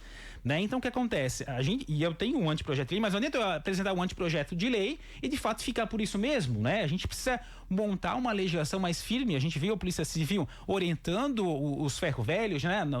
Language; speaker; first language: Portuguese; native; Portuguese